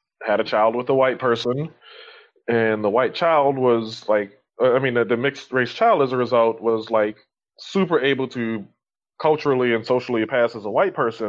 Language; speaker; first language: English; native; English